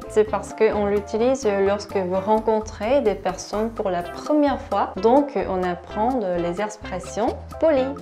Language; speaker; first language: French; non-native, learner; Korean